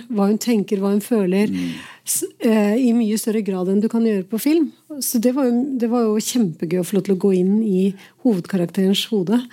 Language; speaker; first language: Norwegian; early bilingual, other home language; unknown